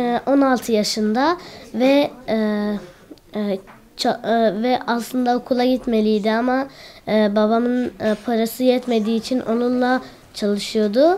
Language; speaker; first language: Turkish; early bilingual, other home language; Arabic